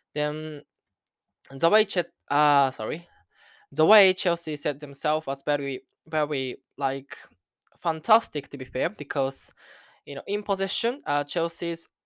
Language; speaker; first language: English; non-native, learner; Japanese